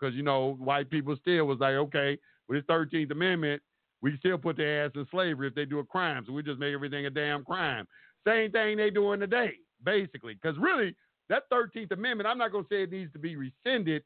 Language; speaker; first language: English; native; English